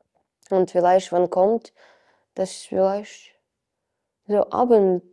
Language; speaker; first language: German; non-native, learner; Ukrainian